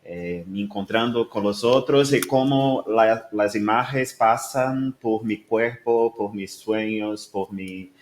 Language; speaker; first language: Spanish; non-native, learner; Portuguese